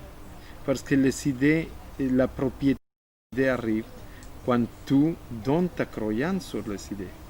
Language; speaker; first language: French; non-native, fluent; Spanish